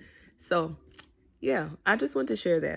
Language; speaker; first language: English; native; English